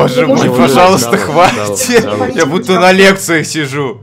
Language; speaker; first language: Russian; native; Russian